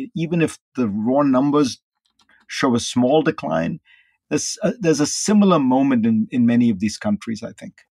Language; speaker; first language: English; non-native, local second language; Hindi